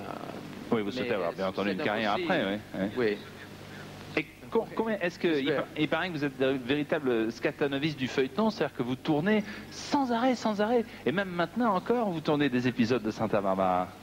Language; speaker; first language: French; native; French